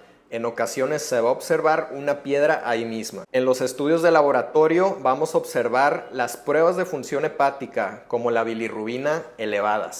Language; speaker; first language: Spanish; native; Spanish